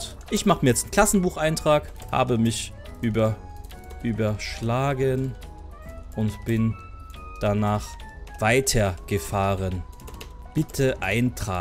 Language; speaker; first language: German; native; German